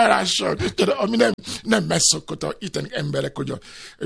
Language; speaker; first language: Hungarian; non-native, learner; Yoruba